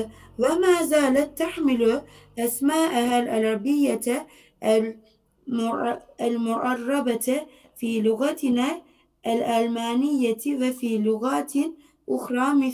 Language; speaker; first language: Arabic; non-native, learner; Turkish